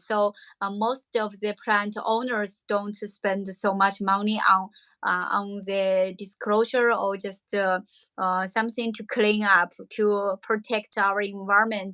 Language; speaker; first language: English; non-native, learner; Chinese